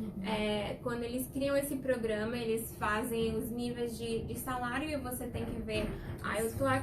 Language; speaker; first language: Portuguese; non-native, fluent; Spanish